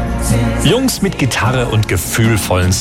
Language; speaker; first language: German; native; German